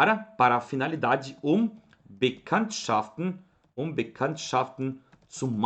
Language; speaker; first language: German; non-native, fluent; Portuguese